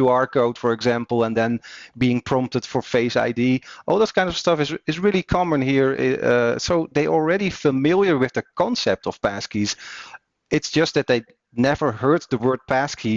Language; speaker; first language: English; non-native, fluent; Dutch